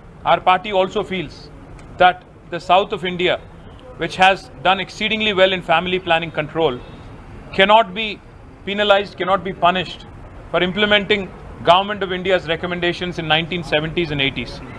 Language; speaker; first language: English; non-native, local second language; Telugu